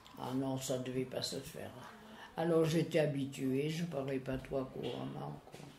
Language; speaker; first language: French; native; French